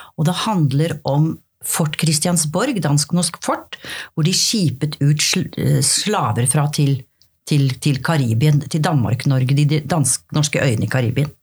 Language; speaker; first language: Norwegian; native; Norwegian